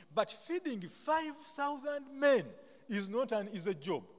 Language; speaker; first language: English; non-native, local second language; Ganda